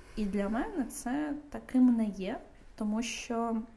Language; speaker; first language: Ukrainian; non-native, local second language; Russian